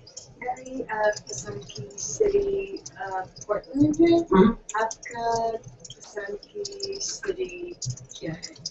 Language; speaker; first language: Hindi; non-native, learner; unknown